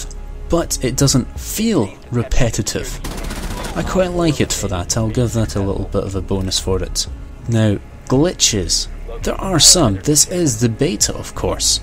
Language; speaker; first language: English; native; English